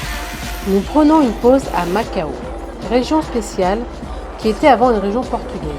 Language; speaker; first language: French; native; French